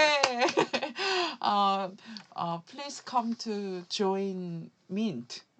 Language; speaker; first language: English; non-native, learner; Korean